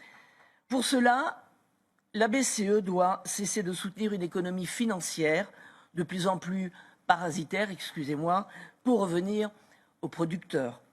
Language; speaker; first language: French; native; French